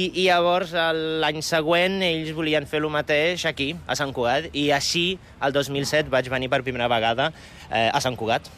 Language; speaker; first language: Catalan; non-native, fluent; Polish